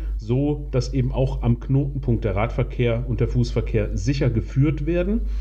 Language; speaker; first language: German; native; German